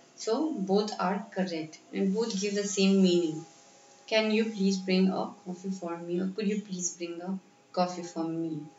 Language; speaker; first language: English; non-native, local second language; Hindi